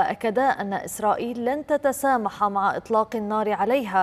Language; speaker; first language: Arabic; native; Arabic